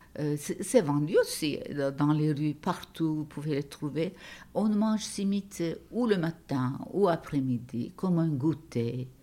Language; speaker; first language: French; non-native, fluent; Turkish